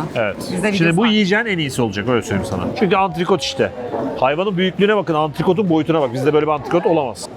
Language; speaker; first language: Turkish; native; Turkish